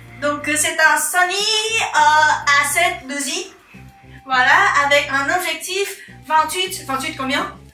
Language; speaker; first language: French; non-native, fluent; Vietnamese